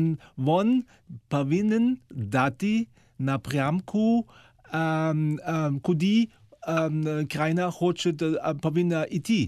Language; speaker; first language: Ukrainian; non-native, fluent; German